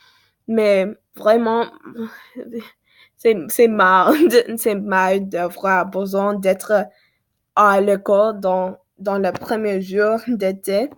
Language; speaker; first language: French; non-native, learner; English